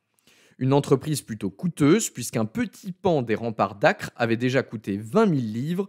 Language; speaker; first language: French; native; French